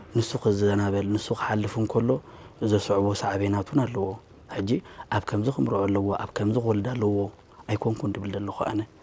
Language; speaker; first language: Tigrinya; native; Tigrinya